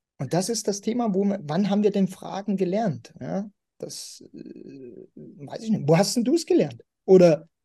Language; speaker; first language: German; native; German